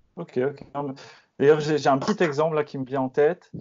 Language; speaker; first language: French; native; French